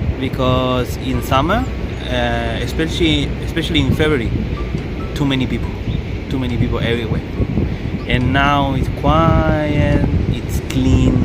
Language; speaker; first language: English; non-native, learner; Spanish